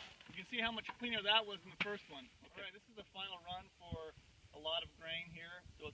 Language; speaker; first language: English; native; English